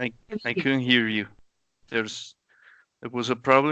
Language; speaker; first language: English; non-native, learner; Spanish